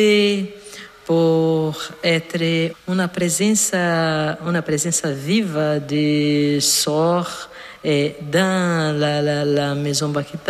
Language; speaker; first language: French; non-native, fluent; Portuguese